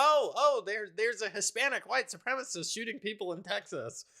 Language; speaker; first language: English; native; English